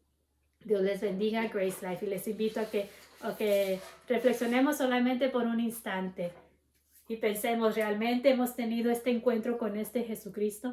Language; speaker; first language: Spanish; native; Spanish